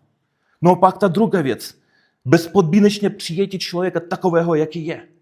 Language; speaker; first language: Czech; non-native, fluent; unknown